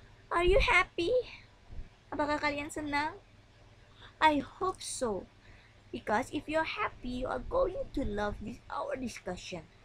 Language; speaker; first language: English; non-native, fluent; Indonesian